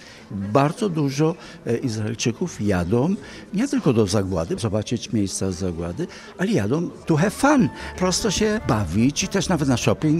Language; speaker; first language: Polish; early bilingual, heritage; Polish